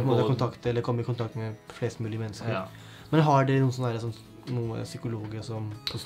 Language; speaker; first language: Norwegian; native; Norwegian